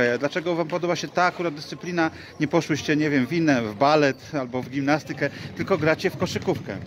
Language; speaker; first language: Polish; native; Polish